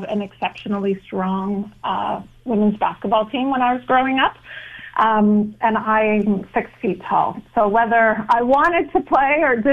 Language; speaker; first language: English; native; English